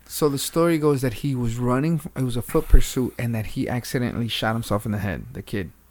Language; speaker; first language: English; early bilingual, other home language; Spanish